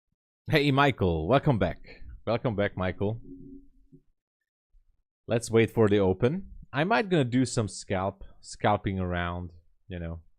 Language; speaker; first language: English; non-native, fluent; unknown